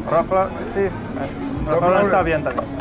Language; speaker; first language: Spanish; non-native, fluent; English